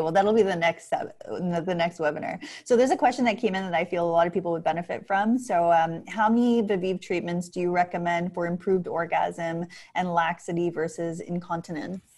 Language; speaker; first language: English; native; English